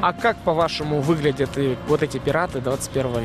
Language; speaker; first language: Russian; native; Russian